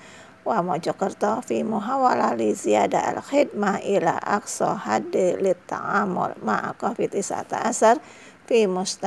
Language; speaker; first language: Arabic; non-native, fluent; Indonesian